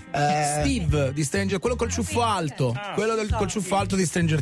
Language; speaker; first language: Italian; native; Italian